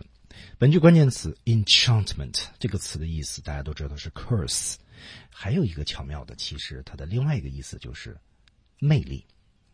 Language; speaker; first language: Chinese; native; Chinese